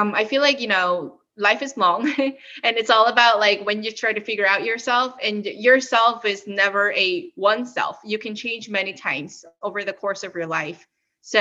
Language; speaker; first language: English; early bilingual, other home language; Korean